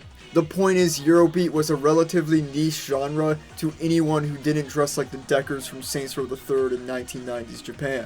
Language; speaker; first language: English; native; English